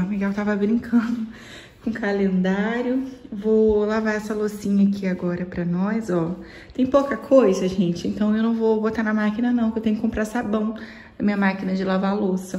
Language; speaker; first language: Portuguese; native; Portuguese